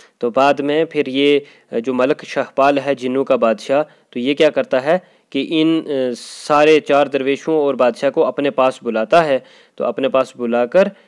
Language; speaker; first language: Urdu; non-native, local second language; Kashmiri